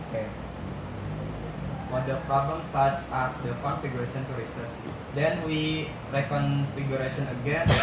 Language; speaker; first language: English; non-native, learner; Indonesian